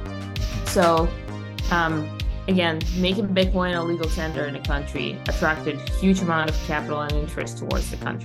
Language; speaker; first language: English; non-native, fluent; Russian